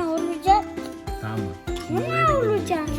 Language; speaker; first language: Turkish; early bilingual, heritage; Turkish